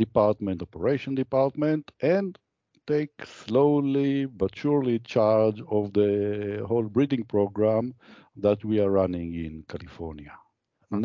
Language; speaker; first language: English; non-native, fluent; Hebrew